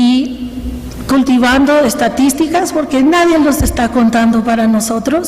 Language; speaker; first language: Spanish; early bilingual, heritage; Spanish